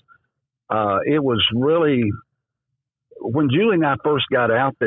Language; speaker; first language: English; native; English